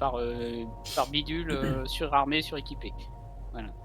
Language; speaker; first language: French; native; French